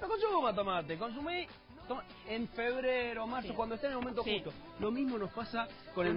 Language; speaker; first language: Spanish; native; Spanish